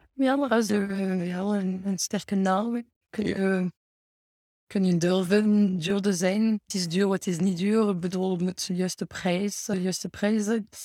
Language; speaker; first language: Dutch; non-native, fluent; French